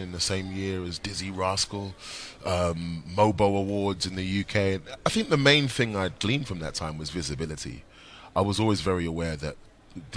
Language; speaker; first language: English; native; English